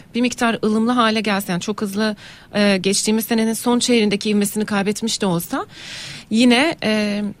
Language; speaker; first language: Turkish; native; Turkish